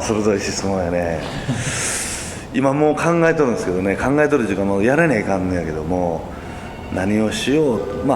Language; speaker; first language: Japanese; native; Japanese